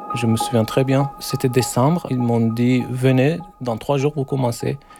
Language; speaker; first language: French; non-native, learner; Turkish